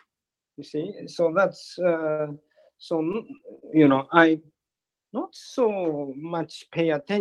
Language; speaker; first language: English; non-native, learner; Japanese